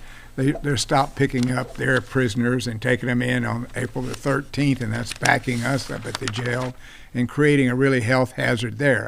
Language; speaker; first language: English; native; English